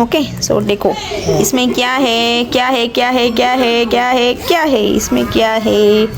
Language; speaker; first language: Hindi; non-native, local second language; Marathi